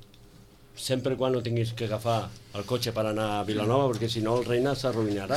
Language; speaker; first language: Catalan; native; Catalan